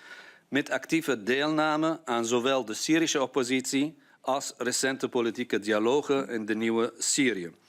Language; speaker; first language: Dutch; non-native, fluent; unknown